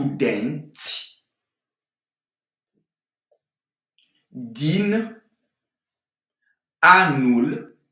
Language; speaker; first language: Romanian; non-native, fluent; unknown